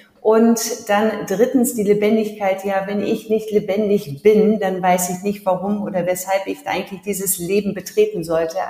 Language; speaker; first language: German; early bilingual, heritage; German